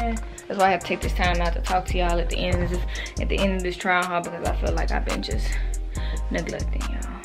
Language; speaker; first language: English; native; English